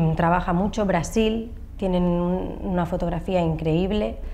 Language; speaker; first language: Spanish; native; Spanish